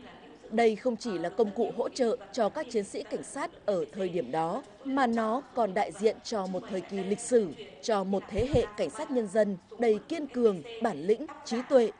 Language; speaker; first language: Vietnamese; native; Vietnamese